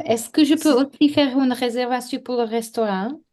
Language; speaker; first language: French; non-native, learner; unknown